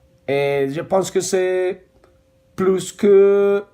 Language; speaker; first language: French; non-native, learner; Spanish